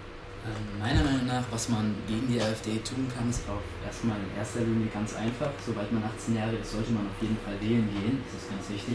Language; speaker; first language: German; native; German